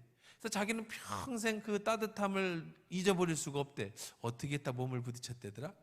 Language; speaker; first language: Korean; native; Korean